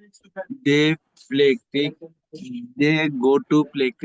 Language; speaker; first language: English; non-native, learner; Bangla